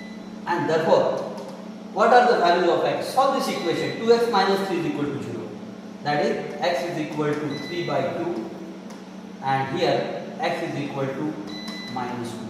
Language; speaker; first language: English; non-native, local second language; Marathi